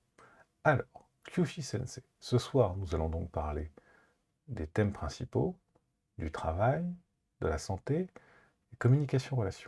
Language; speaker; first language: French; native; French